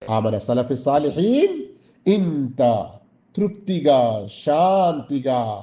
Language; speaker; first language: Telugu; non-native, local second language; Urdu